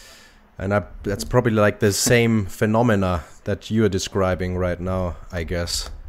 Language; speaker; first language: English; non-native, fluent; German